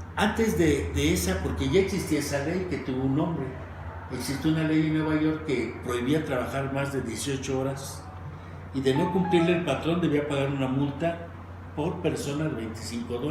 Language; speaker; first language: Spanish; native; Spanish